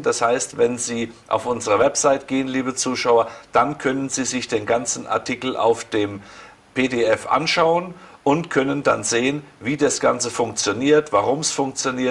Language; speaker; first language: German; native; German